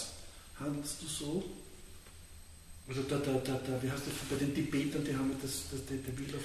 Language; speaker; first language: German; native; German